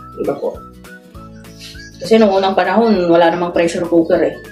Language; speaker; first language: Filipino; non-native, local second language; Iloko